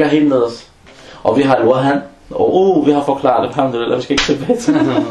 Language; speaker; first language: Danish; early bilingual, other home language; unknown